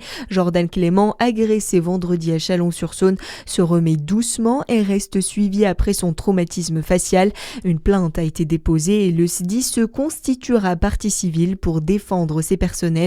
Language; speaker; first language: French; native; French